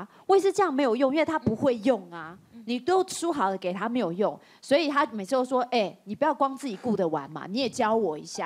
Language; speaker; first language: Chinese; native; Chinese